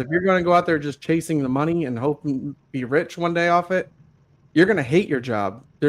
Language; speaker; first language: English; native; English